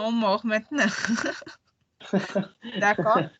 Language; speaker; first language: French; non-native, learner; Portuguese